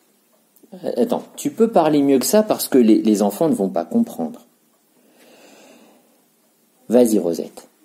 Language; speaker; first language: French; native; French